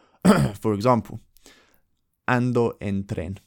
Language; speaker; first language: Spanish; non-native, fluent; English